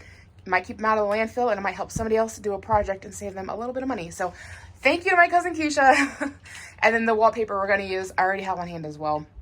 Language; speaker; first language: English; native; English